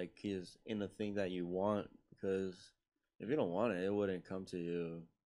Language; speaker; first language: English; early bilingual, other home language; Spanish